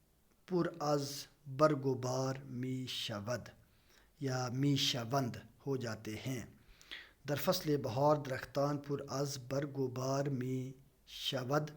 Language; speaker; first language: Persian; non-native, fluent; Urdu